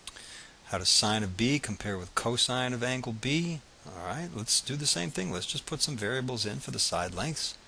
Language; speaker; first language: English; native; English